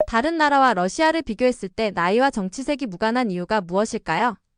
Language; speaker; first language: Korean; native; Korean